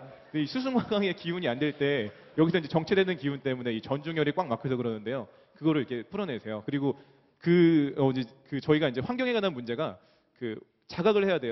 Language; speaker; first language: Korean; native; Korean